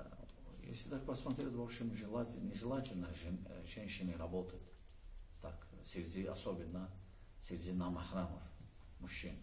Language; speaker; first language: Russian; non-native, learner; Azerbaijani